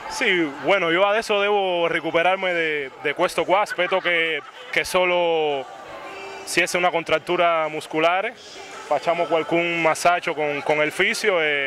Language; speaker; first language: Italian; non-native, learner; Spanish